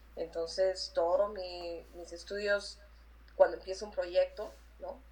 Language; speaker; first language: Spanish; native; Spanish